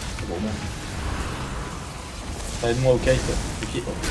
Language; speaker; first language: French; native; French